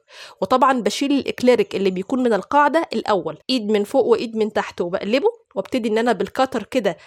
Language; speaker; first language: Arabic; native; Arabic